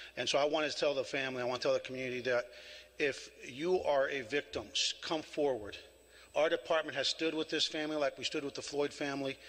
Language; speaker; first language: English; early bilingual, other home language; Spanish